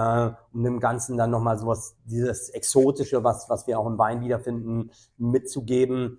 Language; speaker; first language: German; native; German